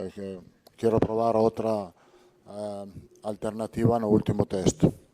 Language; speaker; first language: Portuguese; non-native, fluent; Italian